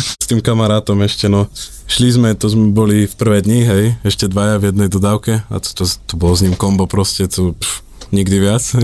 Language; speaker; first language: Slovak; native; Slovak